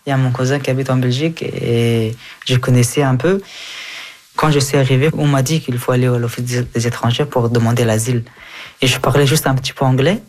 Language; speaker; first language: French; non-native, fluent; Persian